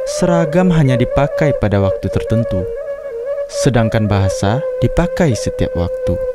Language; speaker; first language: Indonesian; non-native, local second language; Minangkabau